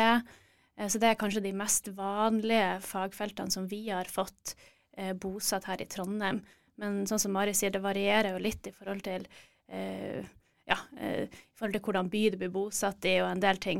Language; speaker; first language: Norwegian; native; Norwegian